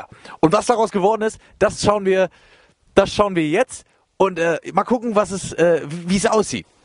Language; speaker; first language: German; native; German